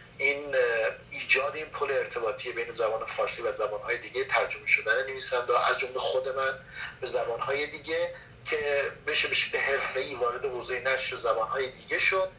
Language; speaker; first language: Persian; non-native, local second language; Kurdish